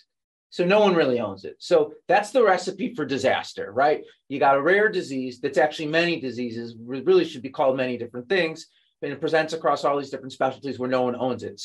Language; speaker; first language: English; native; English